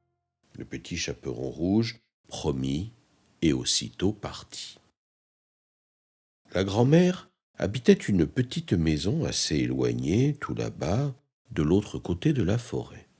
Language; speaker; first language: French; native; French